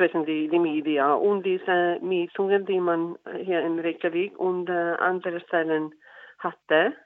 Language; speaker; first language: German; non-native, learner; Icelandic